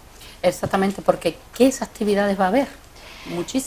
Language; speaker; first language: Spanish; native; Spanish